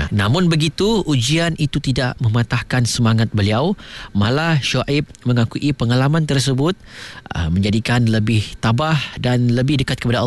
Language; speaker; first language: Malay; native; Malay